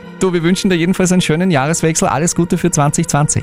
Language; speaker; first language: German; native; German